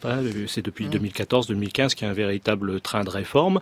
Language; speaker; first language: French; native; French